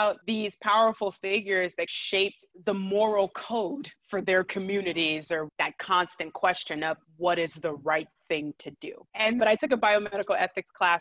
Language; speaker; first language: English; native; English